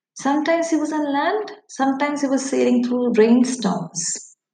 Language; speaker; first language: English; non-native, local second language; Malayalam